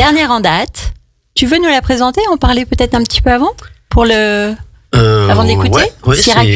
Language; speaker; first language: French; native; French